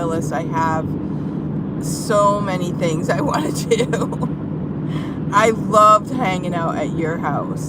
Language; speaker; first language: English; native; English